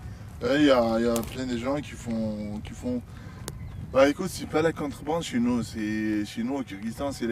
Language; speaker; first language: French; non-native, fluent; Uzbek